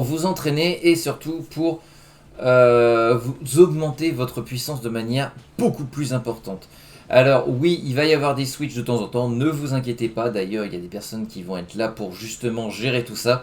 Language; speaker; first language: French; native; French